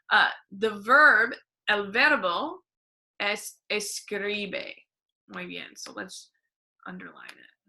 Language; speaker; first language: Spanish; non-native, fluent; English